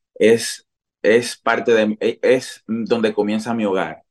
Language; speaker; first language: Spanish; native; Spanish